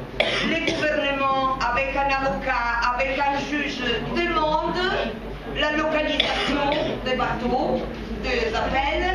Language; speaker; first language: French; non-native, fluent; Italian